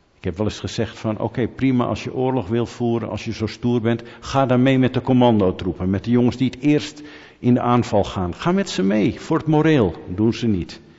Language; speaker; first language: Dutch; native; Dutch